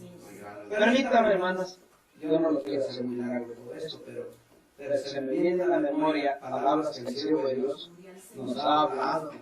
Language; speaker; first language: Spanish; native; Spanish